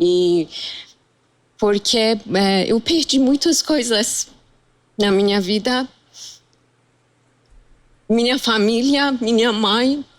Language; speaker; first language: Portuguese; non-native, fluent; Persian